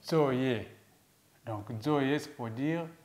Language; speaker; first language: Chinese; non-native, fluent; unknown